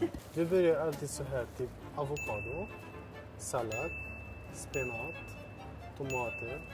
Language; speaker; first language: Swedish; non-native, fluent; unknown